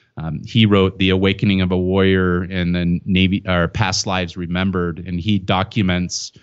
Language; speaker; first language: English; native; English